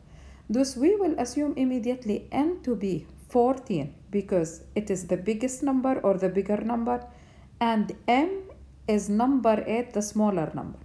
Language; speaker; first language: English; non-native, fluent; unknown